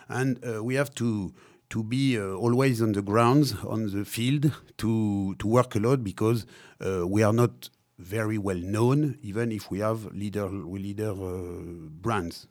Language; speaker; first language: English; non-native, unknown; French